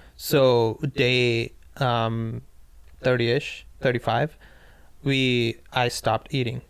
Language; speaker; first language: English; non-native, local second language; Pashto